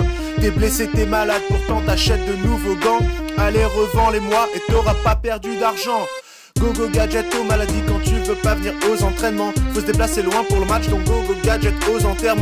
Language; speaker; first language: French; native; French